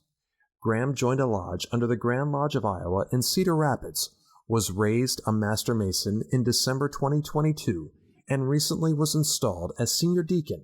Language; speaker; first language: English; native; English